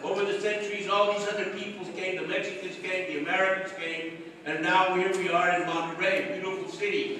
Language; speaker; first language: English; early bilingual, other home language; Spanish